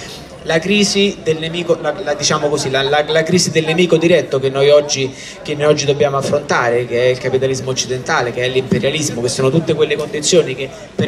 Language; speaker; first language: Italian; native; Italian